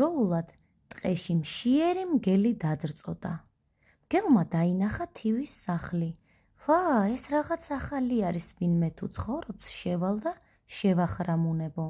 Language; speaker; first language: Georgian; native; Georgian